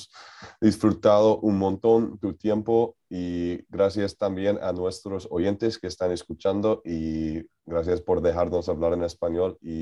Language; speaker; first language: Spanish; non-native, learner; English